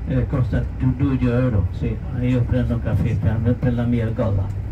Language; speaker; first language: Italian; non-native, fluent; German